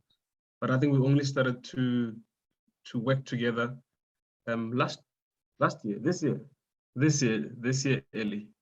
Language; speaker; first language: English; non-native, local second language; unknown